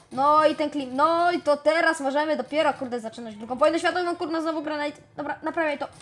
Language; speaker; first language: Polish; native; Polish